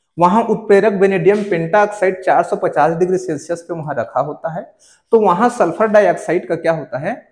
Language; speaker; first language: Hindi; native; Hindi